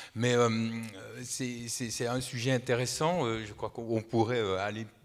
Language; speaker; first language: French; native; French